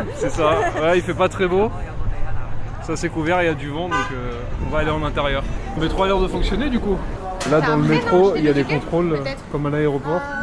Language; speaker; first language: French; native; French